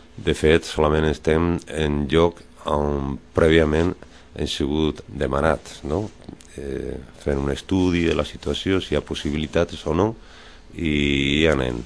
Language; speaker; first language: Catalan; non-native, local second language; Spanish